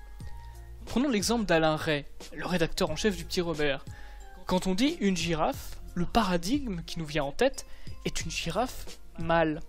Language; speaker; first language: French; native; French